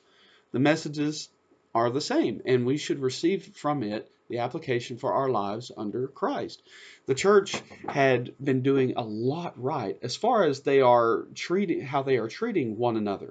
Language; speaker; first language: English; native; English